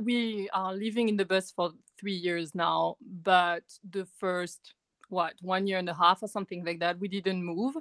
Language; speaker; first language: English; non-native, fluent; French